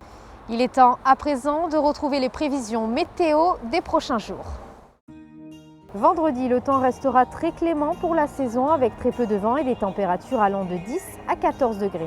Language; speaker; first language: French; native; French